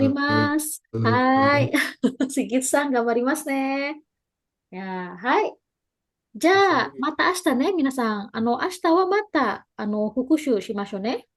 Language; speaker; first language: Japanese; non-native, fluent; Indonesian